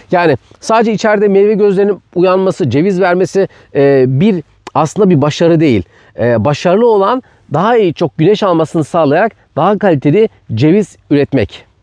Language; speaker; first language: Turkish; native; Turkish